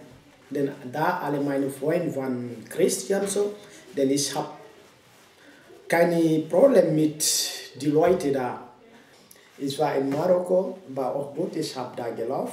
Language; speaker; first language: German; non-native, learner; French